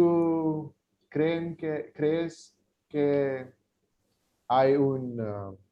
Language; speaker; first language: Spanish; non-native, learner; English